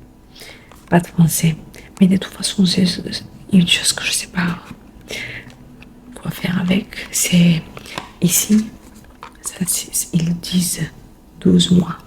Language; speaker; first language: French; non-native, learner; Spanish